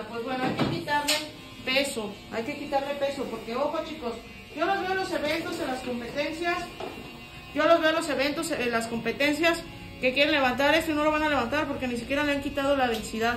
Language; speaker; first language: Spanish; native; Spanish